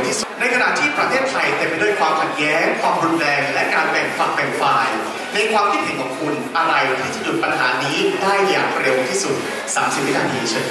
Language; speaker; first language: Thai; native; Thai